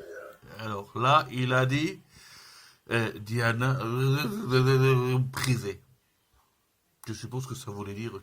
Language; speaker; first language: French; native; French